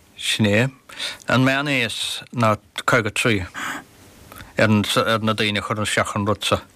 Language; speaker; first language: Irish; native; Irish